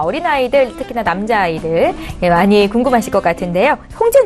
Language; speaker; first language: Korean; native; Korean